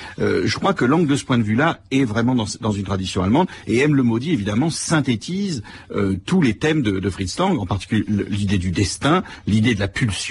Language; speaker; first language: French; native; French